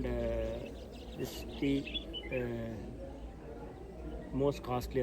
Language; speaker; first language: English; non-native, learner; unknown